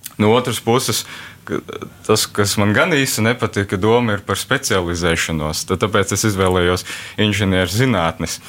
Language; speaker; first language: Latvian; early bilingual, heritage; Latvian